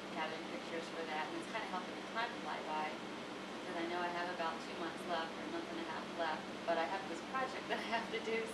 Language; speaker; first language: English; native; English